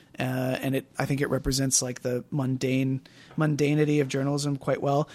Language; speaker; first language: English; native; English